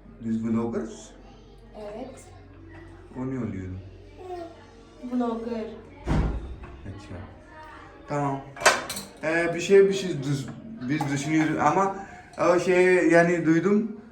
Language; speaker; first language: Turkish; non-native, learner; Urdu